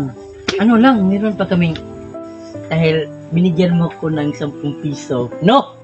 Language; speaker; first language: Filipino; non-native, local second language; Cebuano